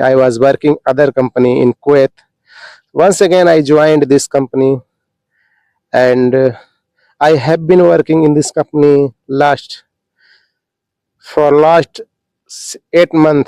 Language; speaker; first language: English; non-native, local second language; Hindi